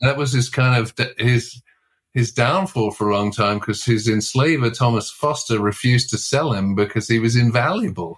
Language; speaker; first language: English; native; English